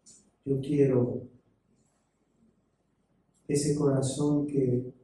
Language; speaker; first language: Spanish; native; Spanish